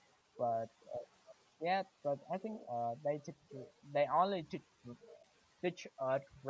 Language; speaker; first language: English; non-native, learner; Vietnamese